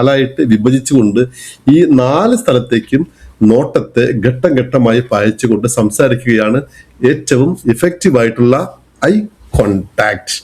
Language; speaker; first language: Malayalam; native; Malayalam